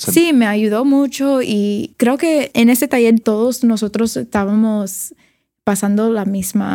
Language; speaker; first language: Spanish; early bilingual, other home language; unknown